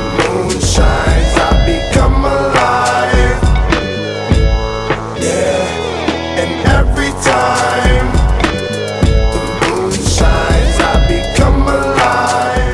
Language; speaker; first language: English; native; English